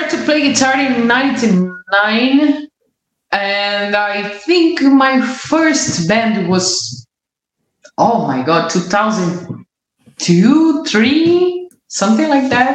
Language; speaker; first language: English; non-native, learner; Portuguese